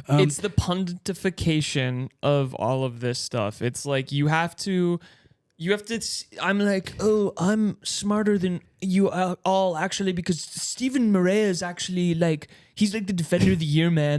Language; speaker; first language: English; native; English